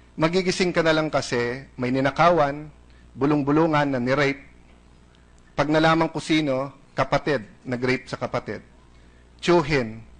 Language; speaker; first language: Filipino; native; Filipino